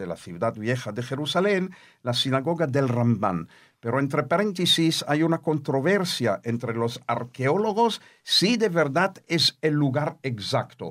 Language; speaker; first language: Spanish; non-native, fluent; Hebrew